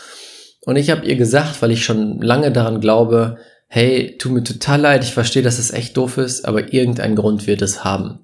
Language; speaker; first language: German; native; German